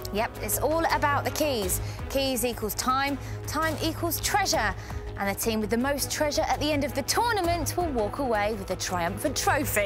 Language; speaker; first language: English; native; English